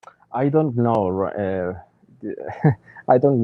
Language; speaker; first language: English; non-native, learner; Spanish